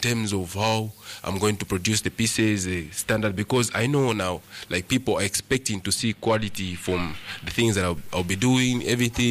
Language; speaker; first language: English; non-native, local second language; Nyanja